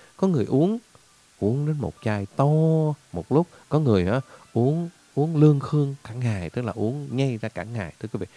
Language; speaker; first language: Vietnamese; native; Vietnamese